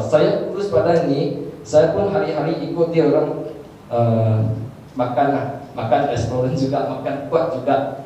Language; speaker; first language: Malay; non-native, local second language; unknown